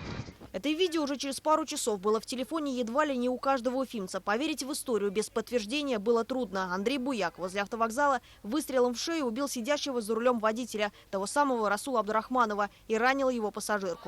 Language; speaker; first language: Russian; native; Russian